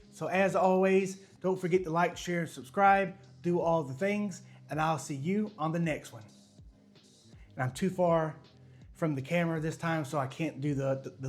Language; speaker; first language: English; native; English